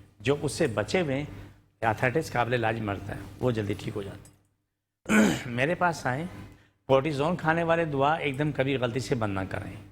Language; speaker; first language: Urdu; non-native, local second language; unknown